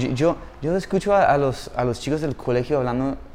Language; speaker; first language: Spanish; non-native, fluent; English